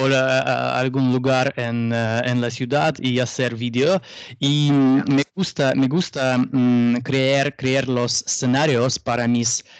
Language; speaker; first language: Spanish; non-native, learner; Russian